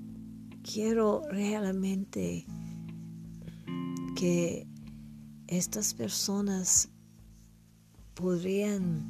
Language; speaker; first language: Spanish; non-native, learner; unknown